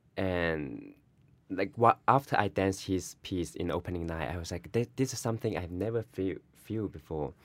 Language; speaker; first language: English; non-native, learner; Chinese